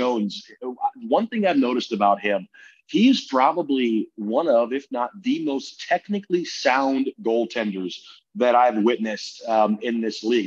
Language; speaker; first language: English; native; English